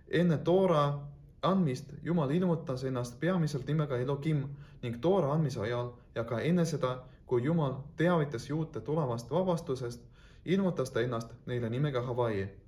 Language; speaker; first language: Estonian; non-native, local second language; Russian